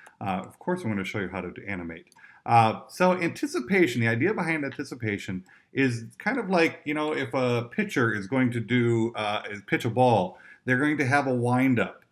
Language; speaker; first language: English; native; English